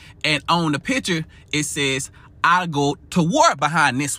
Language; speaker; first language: English; native; English